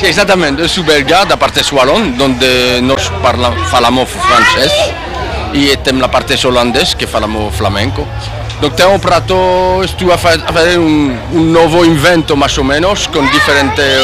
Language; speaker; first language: Portuguese; non-native, learner; French